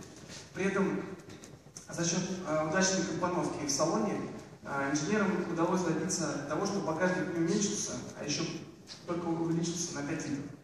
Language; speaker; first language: Russian; native; Russian